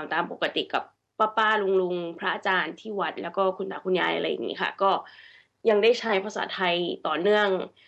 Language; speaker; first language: Thai; early bilingual, heritage; Thai